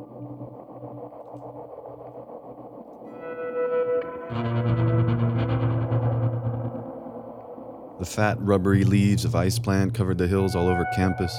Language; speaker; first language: English; native; English